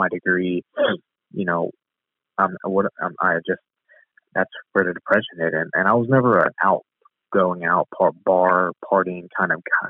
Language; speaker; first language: English; native; English